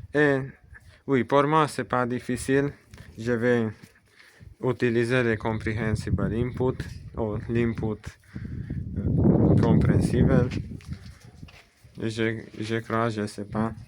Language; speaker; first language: French; non-native, learner; Romanian